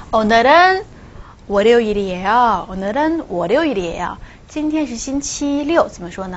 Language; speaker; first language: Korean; non-native, fluent; Chinese